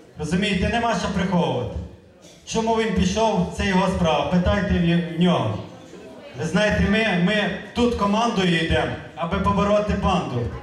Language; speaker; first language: Ukrainian; native; Ukrainian